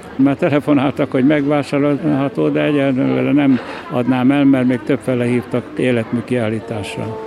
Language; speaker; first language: Hungarian; native; Hungarian